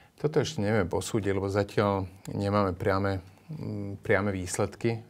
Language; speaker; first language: Slovak; native; Slovak